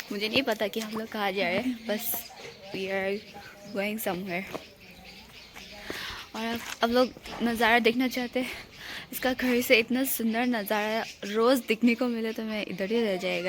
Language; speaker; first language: Hindi; non-native, local second language; Assamese